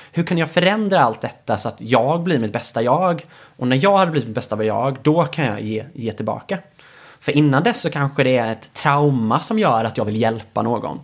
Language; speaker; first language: Swedish; native; Swedish